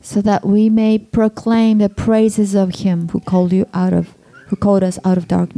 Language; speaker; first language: English; non-native, fluent; Japanese